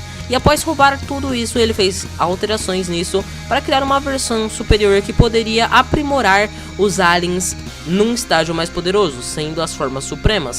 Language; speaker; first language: Portuguese; native; Portuguese